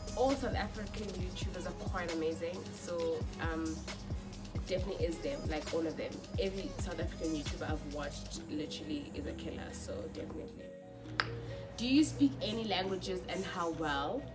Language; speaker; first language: English; non-native, local second language; Xhosa